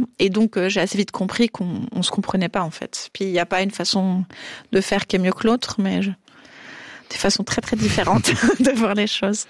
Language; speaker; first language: French; native; French